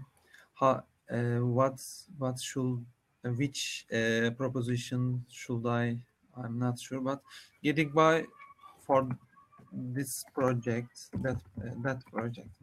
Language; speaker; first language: English; non-native, learner; Turkish